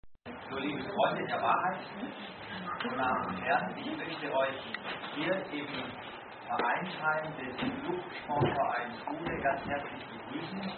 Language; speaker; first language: German; native; German